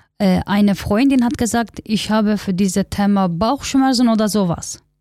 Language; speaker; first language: German; non-native, learner; Kurdish